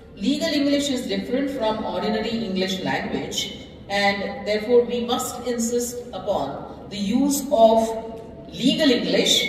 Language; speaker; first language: English; non-native, local second language; Marathi